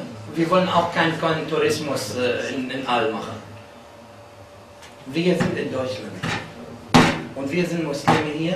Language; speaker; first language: German; non-native, fluent; Arabic